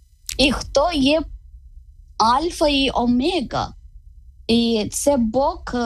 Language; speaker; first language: Ukrainian; non-native, learner; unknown